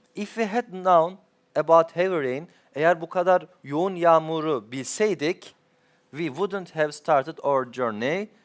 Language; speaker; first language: English; non-native, fluent; Turkish